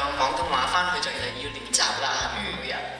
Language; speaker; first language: Cantonese; native; Cantonese